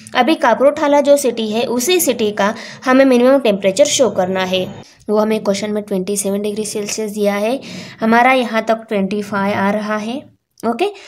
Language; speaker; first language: Hindi; non-native, local second language; Marathi